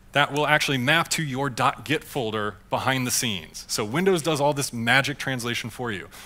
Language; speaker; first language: English; native; English